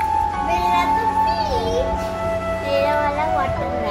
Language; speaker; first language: Hindi; non-native, local second language; Bangla